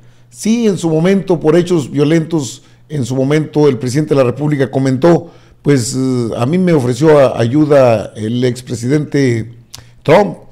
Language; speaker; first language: Spanish; native; Spanish